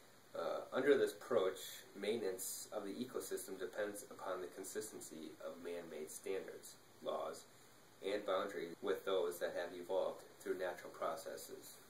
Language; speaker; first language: English; native; English